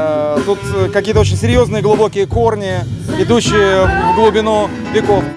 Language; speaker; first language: Russian; native; Russian